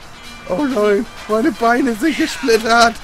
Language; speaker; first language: German; native; German